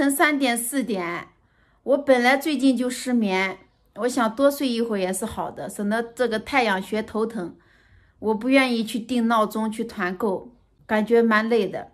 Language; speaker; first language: Chinese; native; Chinese